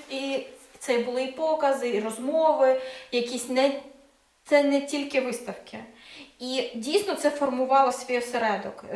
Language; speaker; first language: Ukrainian; non-native, local second language; Russian